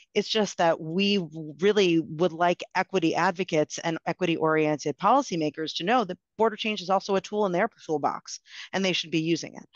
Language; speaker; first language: English; native; English